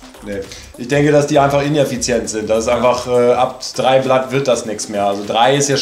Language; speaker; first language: German; native; German